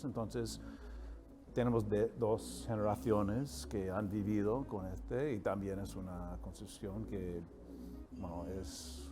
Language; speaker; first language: Spanish; non-native, fluent; English